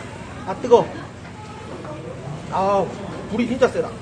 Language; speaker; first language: Korean; native; Korean